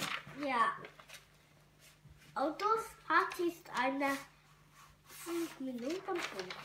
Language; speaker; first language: German; non-native, learner; Hungarian